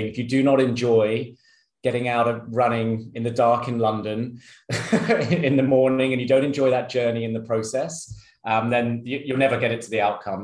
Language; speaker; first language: English; native; English